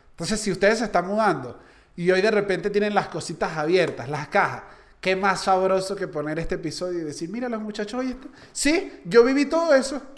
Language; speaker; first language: Spanish; native; Spanish